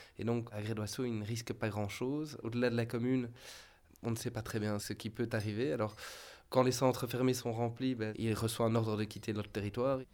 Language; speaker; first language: French; native; French